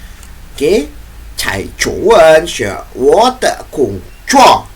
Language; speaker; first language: Chinese; non-native, learner; Indonesian